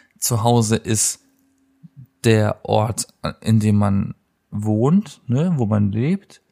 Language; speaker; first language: German; native; German